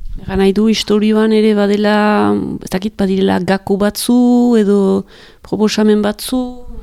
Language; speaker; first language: Basque; native; Basque